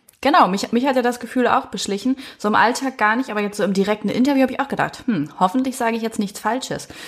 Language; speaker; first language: German; native; German